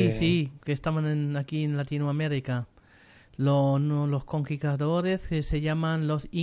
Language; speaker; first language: Spanish; non-native, learner; German